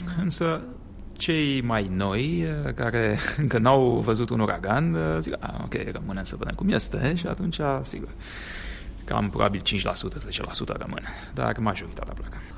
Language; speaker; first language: Romanian; native; Romanian